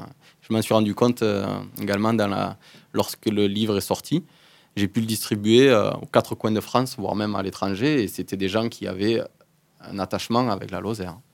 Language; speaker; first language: French; native; French